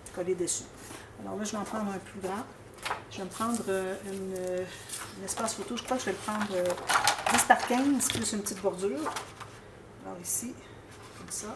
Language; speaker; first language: French; native; French